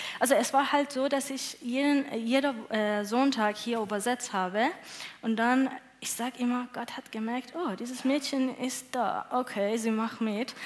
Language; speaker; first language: German; non-native, learner; Persian